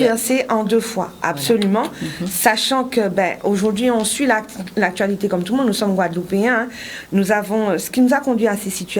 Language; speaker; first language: French; native; French